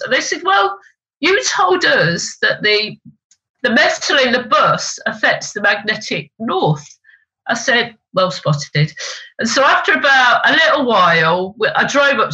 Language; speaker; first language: English; native; English